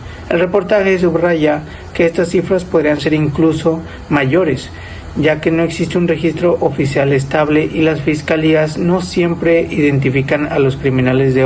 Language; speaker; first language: Spanish; native; Spanish